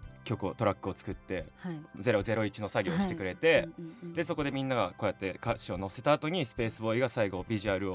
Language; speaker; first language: Japanese; native; Japanese